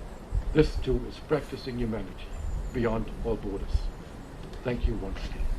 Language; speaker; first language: English; non-native, fluent; German